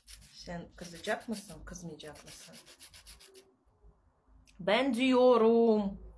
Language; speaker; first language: Turkish; non-native, learner; Russian